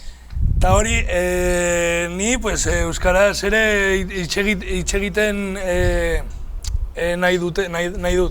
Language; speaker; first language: Basque; non-native, local second language; Spanish